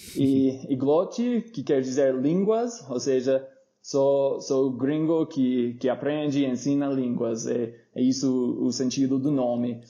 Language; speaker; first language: Portuguese; non-native, fluent; English